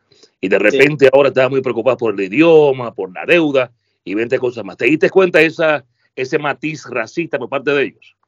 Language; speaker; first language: Spanish; native; Spanish